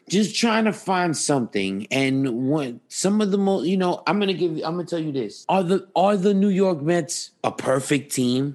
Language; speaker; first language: English; early bilingual, other home language; Spanish